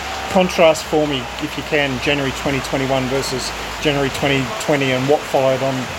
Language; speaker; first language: English; native; English